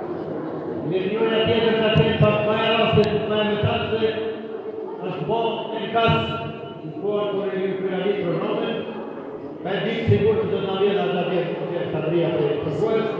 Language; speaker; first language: Albanian; native; Albanian